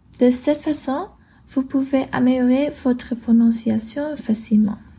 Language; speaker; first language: French; non-native, learner; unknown